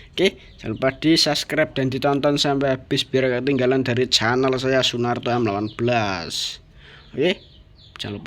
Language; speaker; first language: Indonesian; non-native, local second language; Javanese